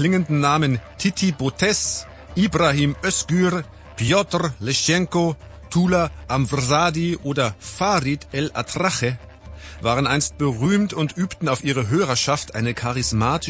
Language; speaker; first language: German; native; German